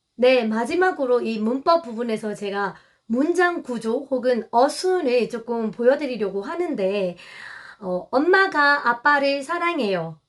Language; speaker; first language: Korean; non-native, fluent; Burmese